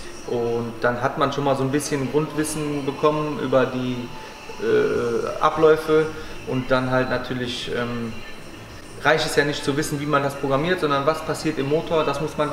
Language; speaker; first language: German; native; German